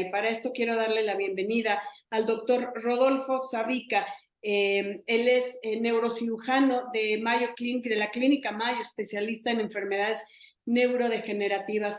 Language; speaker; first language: Spanish; native; Spanish